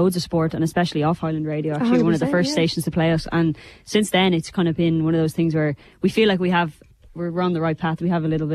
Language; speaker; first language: English; native; English